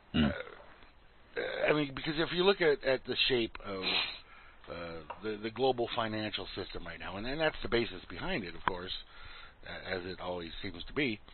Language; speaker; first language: English; native; English